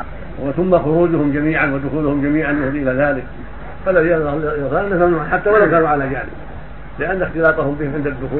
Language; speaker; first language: Arabic; native; Arabic